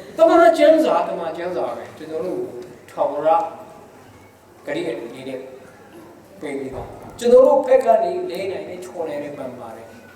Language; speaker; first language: Burmese; non-native, local second language; Hakha Chin